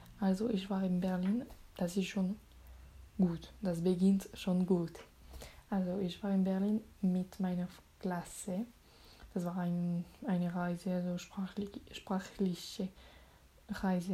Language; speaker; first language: German; non-native, learner; French